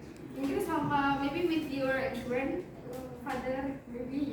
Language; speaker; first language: English; non-native, learner; Indonesian